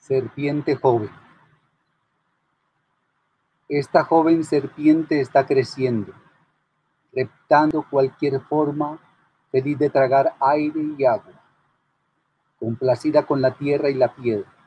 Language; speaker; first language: Spanish; native; Spanish